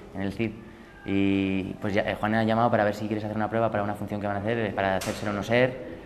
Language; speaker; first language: Spanish; native; Spanish